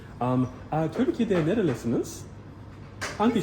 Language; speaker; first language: Turkish; non-native, learner; English